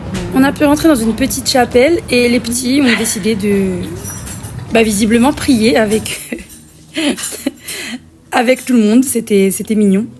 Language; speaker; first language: French; native; French